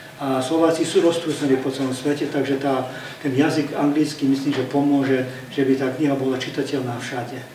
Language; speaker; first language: Slovak; early bilingual, heritage; Slovak